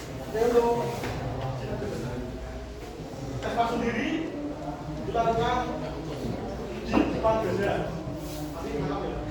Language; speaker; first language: Indonesian; native; Indonesian